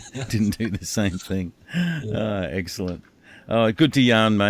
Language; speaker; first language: English; native; English